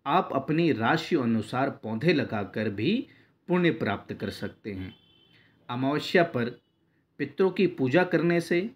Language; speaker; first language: Hindi; native; Hindi